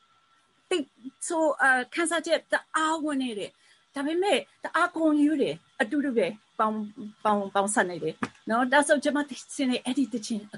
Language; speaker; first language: Burmese; early bilingual, heritage; Burmese